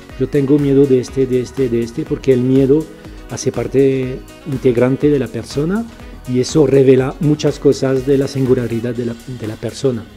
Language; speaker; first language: Spanish; non-native, fluent; French